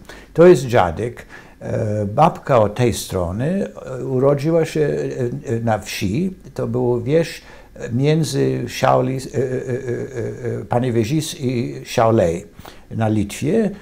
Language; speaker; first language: Polish; non-native, fluent; English